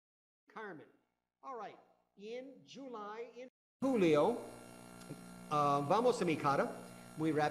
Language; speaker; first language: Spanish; non-native, learner; English